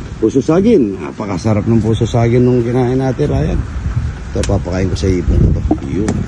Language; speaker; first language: Filipino; non-native, local second language; Pampanga